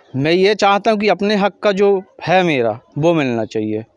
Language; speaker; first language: Hindi; native; Hindi